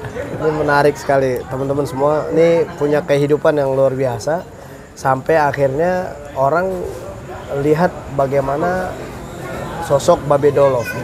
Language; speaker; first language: Indonesian; native; Indonesian